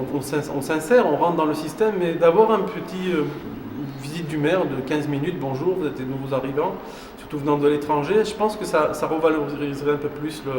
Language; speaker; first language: French; native; French